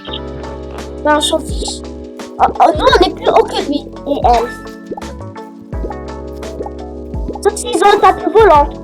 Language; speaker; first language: French; native; French